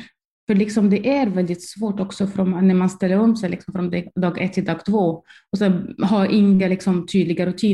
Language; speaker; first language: Swedish; non-native, fluent; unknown